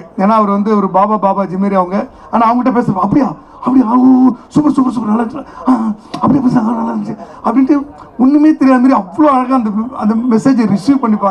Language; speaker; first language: Tamil; native; Tamil